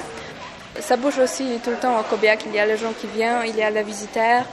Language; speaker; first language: French; non-native, fluent; Polish